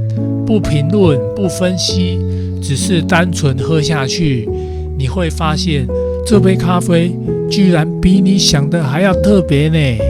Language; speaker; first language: Chinese; native; Chinese